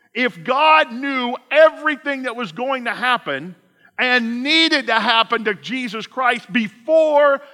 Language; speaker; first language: English; native; English